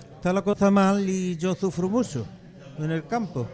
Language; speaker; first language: Spanish; native; Spanish